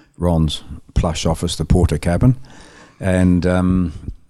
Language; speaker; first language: English; native; English